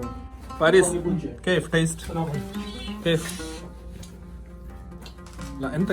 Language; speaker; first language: Arabic; non-native, learner; Malayalam